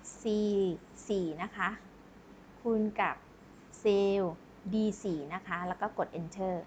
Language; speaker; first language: Thai; native; Thai